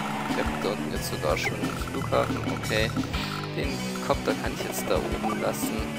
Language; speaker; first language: German; native; German